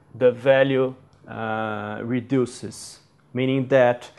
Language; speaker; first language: English; non-native, fluent; Portuguese